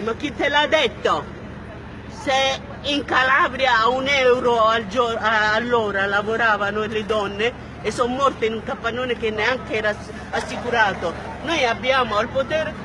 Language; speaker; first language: Italian; non-native, fluent; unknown